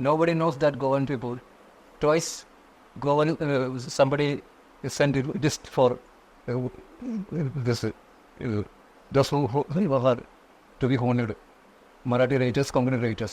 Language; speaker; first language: English; non-native, local second language; Konkani